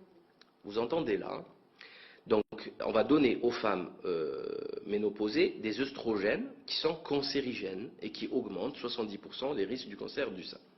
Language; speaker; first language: French; native; French